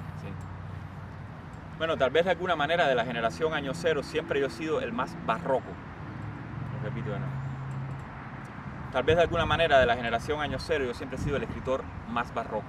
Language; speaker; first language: Spanish; native; Spanish